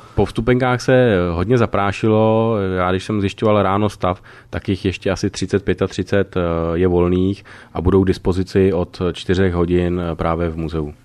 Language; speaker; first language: Czech; native; Czech